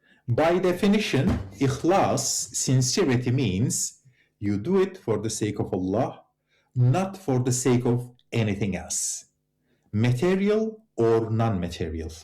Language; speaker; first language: English; non-native, fluent; Turkish